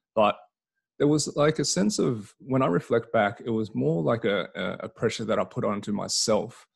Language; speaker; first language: English; native; English